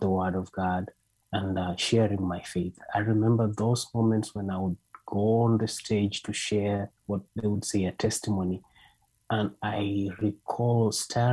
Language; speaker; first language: English; non-native, local second language; Luyia